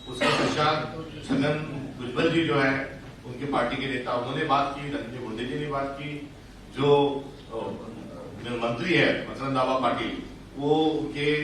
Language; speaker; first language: Hindi; non-native, local second language; Marathi